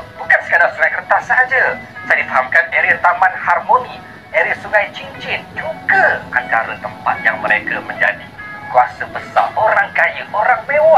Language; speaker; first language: Malay; native; Malay